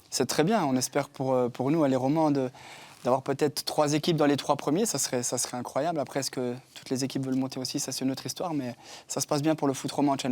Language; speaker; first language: French; native; French